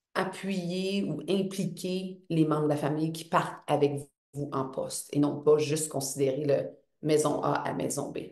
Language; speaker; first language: French; native; French